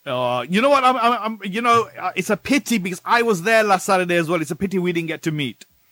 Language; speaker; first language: English; early bilingual, other home language; Hindi